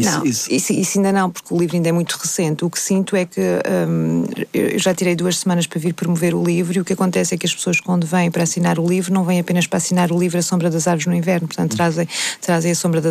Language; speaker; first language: Portuguese; native; Portuguese